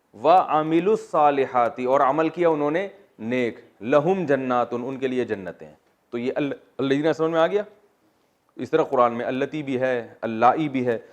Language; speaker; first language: Urdu; native; Urdu